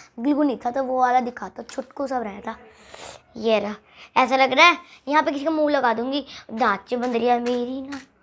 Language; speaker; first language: Hindi; native; Hindi